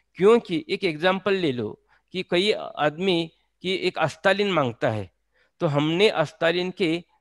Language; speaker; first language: Hindi; non-native, local second language; Marathi